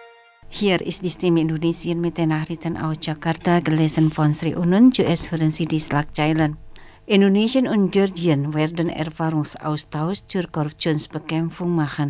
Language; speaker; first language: German; non-native, fluent; Indonesian